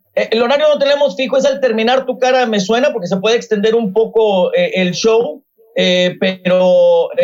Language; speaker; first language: Spanish; native; Spanish